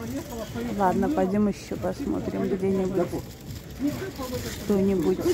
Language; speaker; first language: Russian; native; Russian